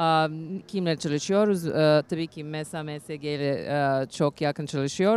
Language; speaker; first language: Turkish; non-native, learner; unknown